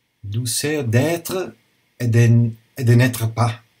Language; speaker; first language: French; non-native, learner; Italian